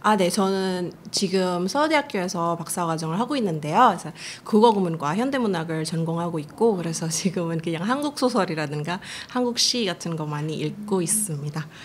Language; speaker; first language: Korean; non-native, fluent; Indonesian